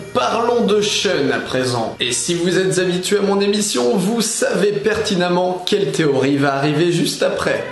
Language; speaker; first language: French; native; French